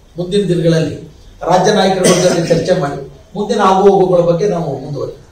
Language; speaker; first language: Kannada; native; Kannada